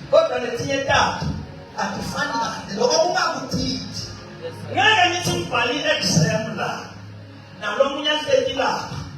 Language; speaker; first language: Zulu; non-native, local second language; Swati